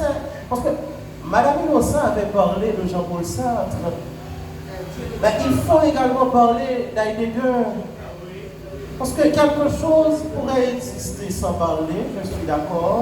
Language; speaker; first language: French; non-native, local second language; Haitian Creole